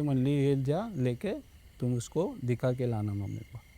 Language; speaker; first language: Hindi; non-native, local second language; Marathi